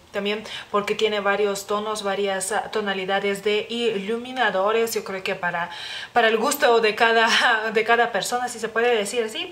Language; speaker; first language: Spanish; non-native, fluent; Lithuanian